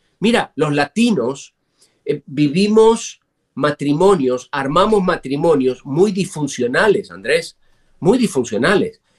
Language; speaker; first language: Spanish; native; Spanish